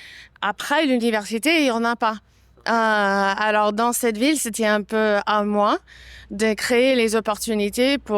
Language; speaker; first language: French; non-native, fluent; English